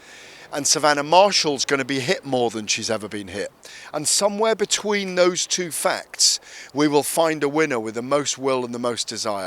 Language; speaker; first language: English; native; English